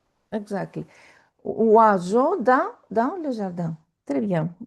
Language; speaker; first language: French; non-native, fluent; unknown